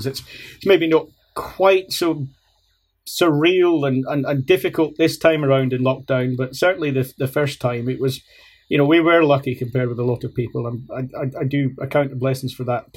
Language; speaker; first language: English; native; English